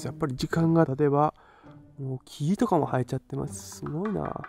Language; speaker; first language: Japanese; native; Japanese